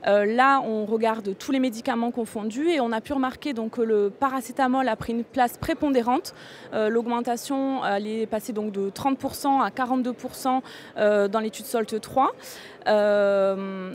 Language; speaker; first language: French; native; French